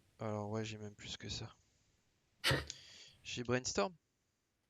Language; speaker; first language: French; native; French